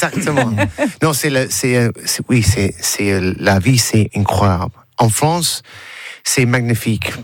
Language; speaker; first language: French; non-native, learner; English